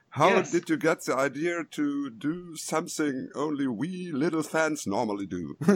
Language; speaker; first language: English; non-native, fluent; German